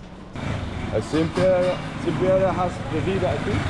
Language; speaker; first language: Spanish; non-native, learner; English